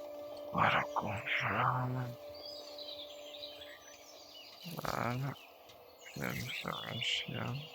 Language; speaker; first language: Spanish; non-native, learner; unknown